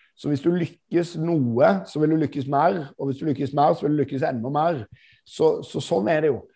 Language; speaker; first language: Norwegian; native; Norwegian